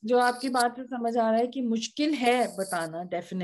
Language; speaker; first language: Hindi; native; Hindi